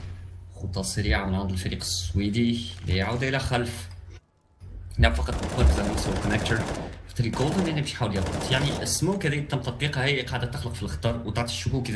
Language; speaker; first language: Arabic; native; Arabic